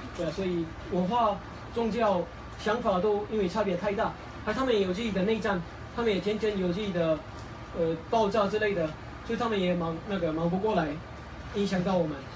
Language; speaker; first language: Chinese; non-native, fluent; Kurdish